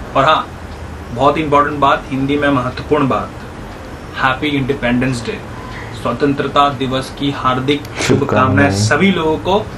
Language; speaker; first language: Hindi; native; Hindi